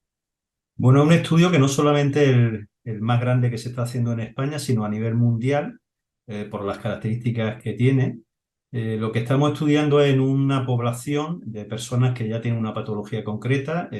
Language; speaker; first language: Spanish; native; Spanish